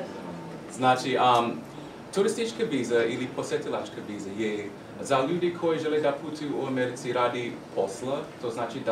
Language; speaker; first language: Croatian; non-native, learner; English